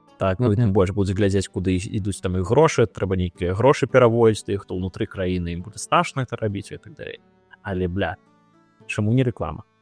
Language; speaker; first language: Belarusian; non-native, local second language; Russian